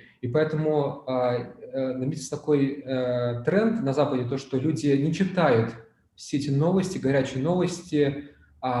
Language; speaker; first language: Russian; native; Russian